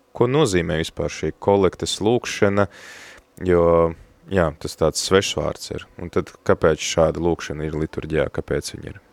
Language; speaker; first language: Latvian; native; Latvian